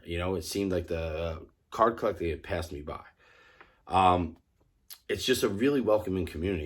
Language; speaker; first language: English; native; English